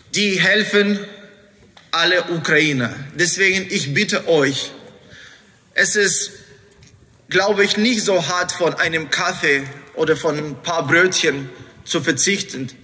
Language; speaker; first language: German; non-native, fluent; Ukrainian